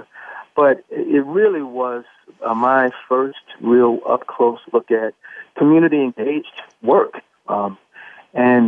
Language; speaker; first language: English; native; English